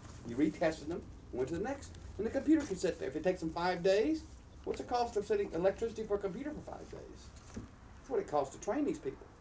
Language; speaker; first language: English; native; English